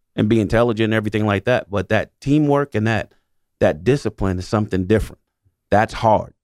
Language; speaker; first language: English; native; English